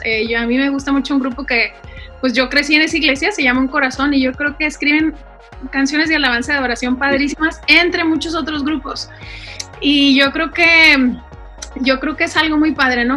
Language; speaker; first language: Spanish; native; Spanish